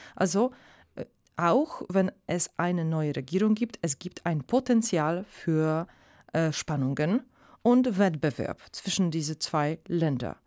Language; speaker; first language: German; non-native, fluent; Polish